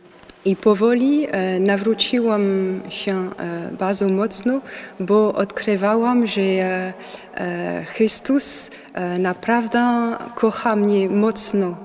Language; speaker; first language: Polish; non-native, learner; French